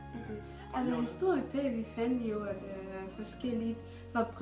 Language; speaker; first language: Danish; non-native, fluent; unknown